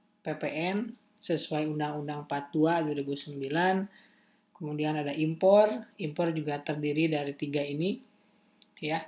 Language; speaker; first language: Indonesian; native; Indonesian